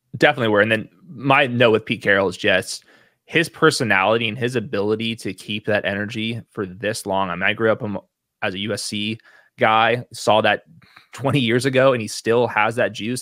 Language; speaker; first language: English; native; English